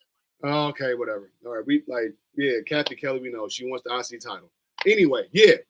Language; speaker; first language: English; native; English